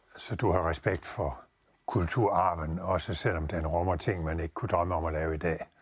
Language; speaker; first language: Danish; native; Danish